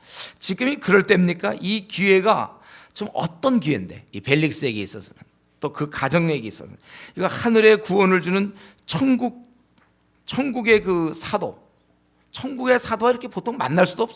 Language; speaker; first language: Korean; native; Korean